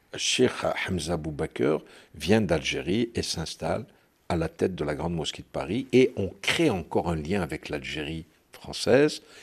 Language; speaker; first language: French; non-native, local second language; Arabic